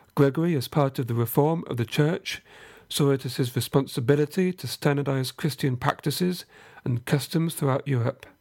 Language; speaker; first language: English; native; English